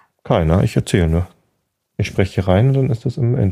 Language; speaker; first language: German; native; German